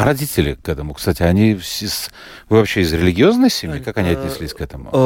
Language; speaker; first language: Russian; native; Russian